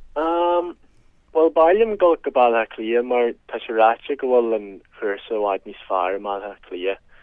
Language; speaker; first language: Irish; native; Irish